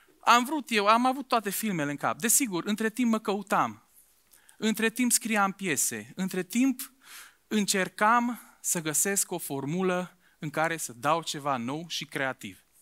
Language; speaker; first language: Romanian; non-native, local second language; Hungarian